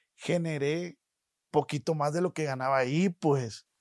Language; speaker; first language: Spanish; native; Spanish